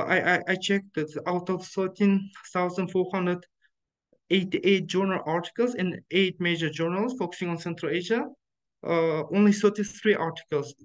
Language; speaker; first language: English; non-native, fluent; Uzbek